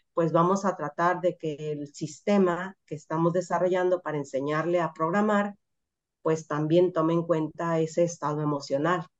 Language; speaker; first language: Spanish; native; Spanish